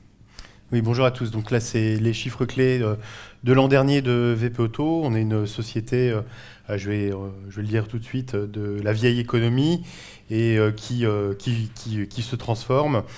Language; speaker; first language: French; native; French